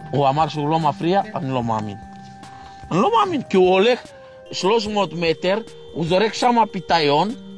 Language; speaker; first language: Hebrew; non-native, fluent; Romanian